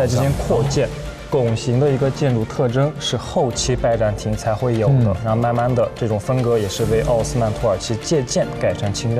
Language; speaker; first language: Chinese; native; Chinese